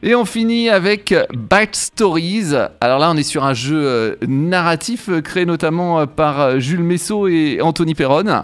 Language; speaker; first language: French; native; French